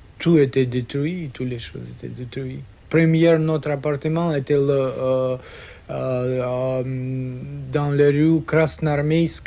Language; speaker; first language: French; non-native, learner; Russian